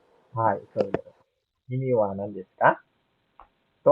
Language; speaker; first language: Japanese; non-native, fluent; Indonesian